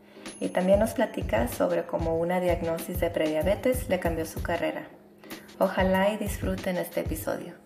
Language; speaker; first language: Spanish; early bilingual, heritage; Spanish